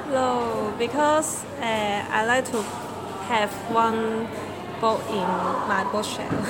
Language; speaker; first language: English; non-native, learner; Cantonese